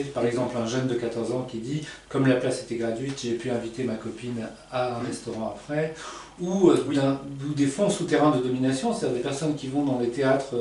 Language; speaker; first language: French; native; French